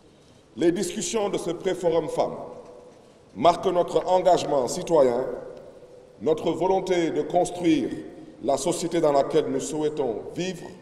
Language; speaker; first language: French; non-native, local second language; Wolof